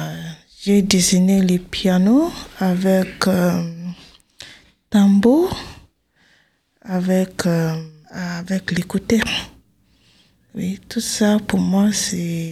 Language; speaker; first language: French; non-native, learner; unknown